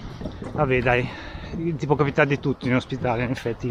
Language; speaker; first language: Italian; native; Italian